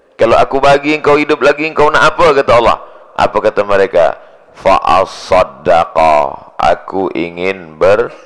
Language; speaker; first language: Malay; native; Malay